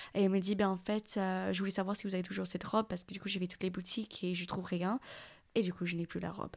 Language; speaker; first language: French; non-native, fluent; English